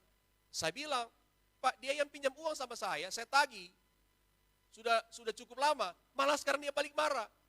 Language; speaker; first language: Indonesian; native; Indonesian